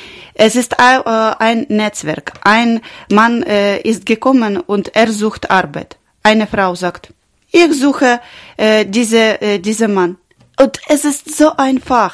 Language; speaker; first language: German; non-native, learner; Ukrainian